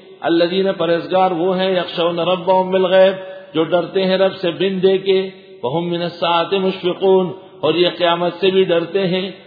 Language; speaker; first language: Urdu; non-native, local second language; Pashto